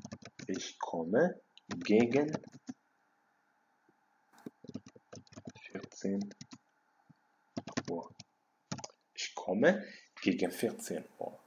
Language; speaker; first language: German; non-native, fluent; Amharic